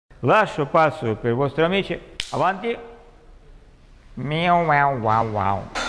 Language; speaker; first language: Italian; non-native, learner; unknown